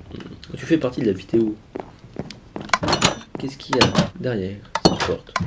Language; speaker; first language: French; native; French